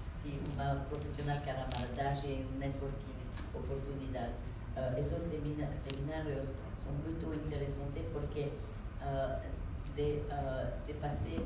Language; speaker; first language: Spanish; non-native, learner; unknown